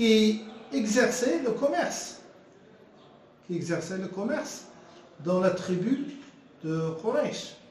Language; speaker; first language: French; non-native, local second language; Arabic